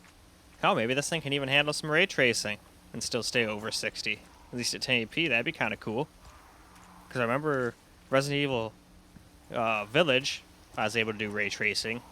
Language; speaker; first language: English; native; English